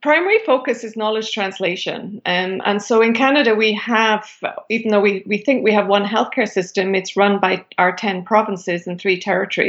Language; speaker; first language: English; native; English